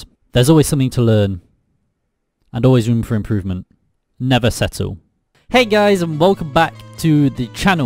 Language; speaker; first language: English; native; English